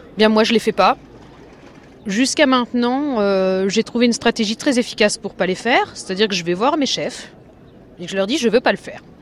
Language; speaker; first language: French; native; French